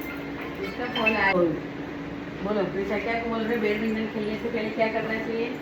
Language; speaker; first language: Hindi; non-native, local second language; Gujarati